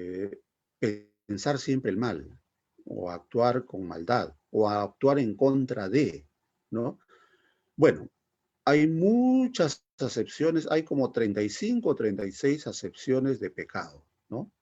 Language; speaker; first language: Spanish; native; Spanish